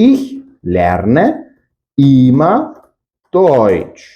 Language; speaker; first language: German; non-native, fluent; Ukrainian